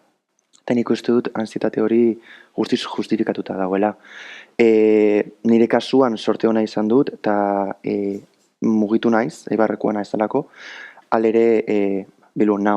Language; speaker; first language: Basque; native; Basque